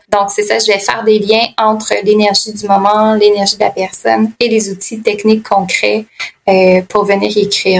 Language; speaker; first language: French; native; French